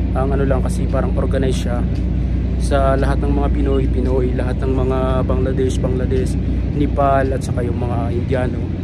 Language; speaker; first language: Filipino; non-native, local second language; Waray